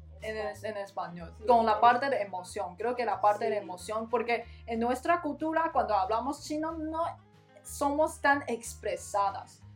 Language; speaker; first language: Spanish; non-native, learner; Chinese